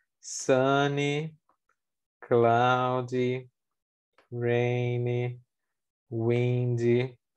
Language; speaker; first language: English; non-native, fluent; Portuguese